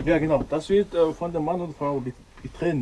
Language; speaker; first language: German; non-native, learner; Mongolian